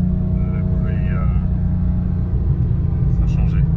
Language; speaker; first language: French; non-native, fluent; Romanian